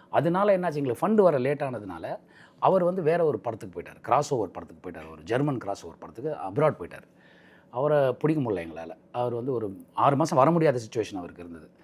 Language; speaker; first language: Tamil; native; Tamil